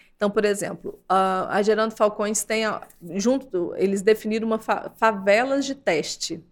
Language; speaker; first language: Portuguese; native; Portuguese